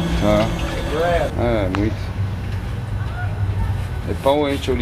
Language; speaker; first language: Portuguese; non-native, learner; German